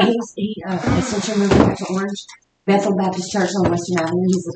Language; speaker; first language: English; native; English